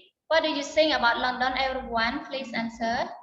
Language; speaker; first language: English; non-native, learner; Khmer